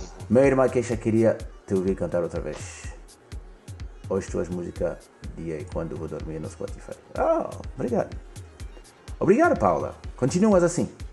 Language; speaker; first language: Portuguese; non-native, fluent; French